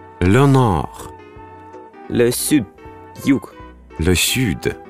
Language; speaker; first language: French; non-native, fluent; Russian